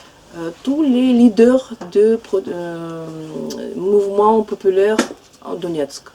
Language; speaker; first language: French; non-native, fluent; Russian